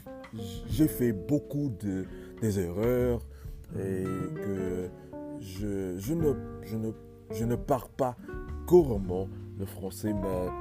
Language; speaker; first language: French; non-native, learner; English